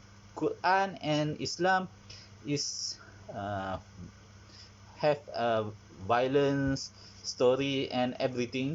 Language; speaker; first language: English; non-native, learner; Malay